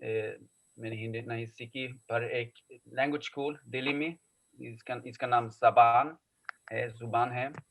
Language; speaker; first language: Hindi; non-native, learner; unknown